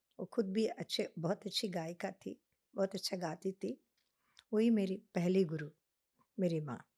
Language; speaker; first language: Hindi; non-native, local second language; Telugu